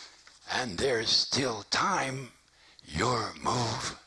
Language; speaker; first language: English; native; English